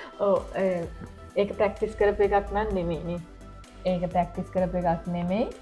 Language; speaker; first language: Sinhala; native; Sinhala